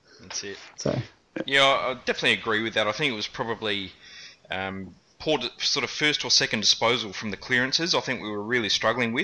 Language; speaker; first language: English; native; English